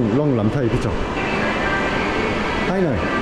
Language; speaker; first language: Thai; non-native, learner; Korean